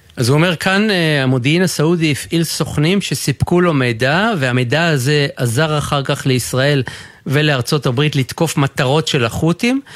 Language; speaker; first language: Hebrew; native; Hebrew